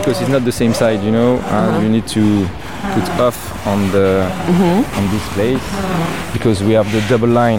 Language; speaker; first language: English; non-native, learner; French